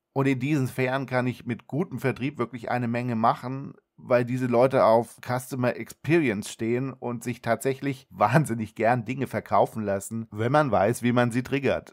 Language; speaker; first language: German; native; German